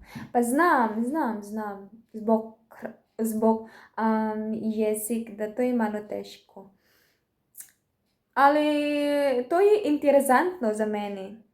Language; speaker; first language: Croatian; non-native, learner; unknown